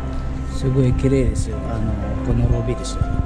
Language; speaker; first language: Japanese; non-native, fluent; Indonesian